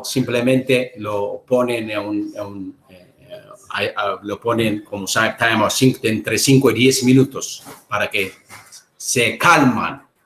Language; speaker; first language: Spanish; non-native, learner; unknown